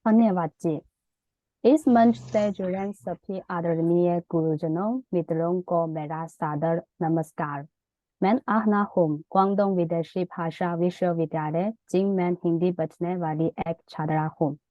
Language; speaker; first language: Hindi; non-native, learner; Chinese